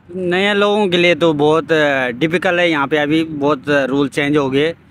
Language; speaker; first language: Hindi; native; Hindi